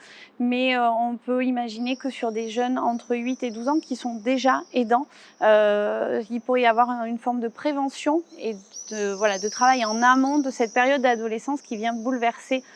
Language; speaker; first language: French; native; French